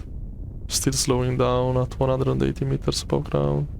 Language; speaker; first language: English; non-native, fluent; Italian